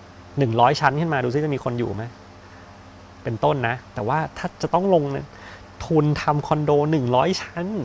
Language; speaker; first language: Thai; native; Thai